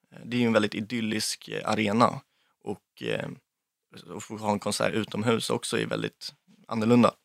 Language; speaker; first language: Swedish; native; Swedish